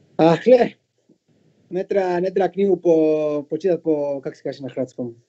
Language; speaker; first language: Bosnian; non-native, fluent; Spanish